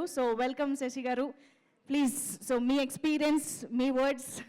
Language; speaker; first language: Telugu; native; Telugu